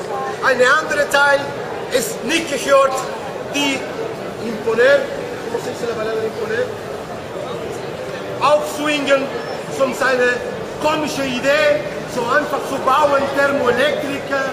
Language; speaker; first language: German; non-native, learner; Spanish